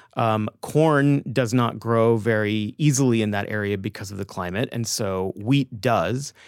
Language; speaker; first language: English; native; English